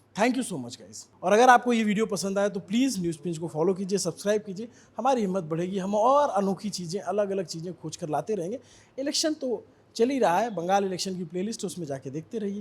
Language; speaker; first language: Hindi; native; Hindi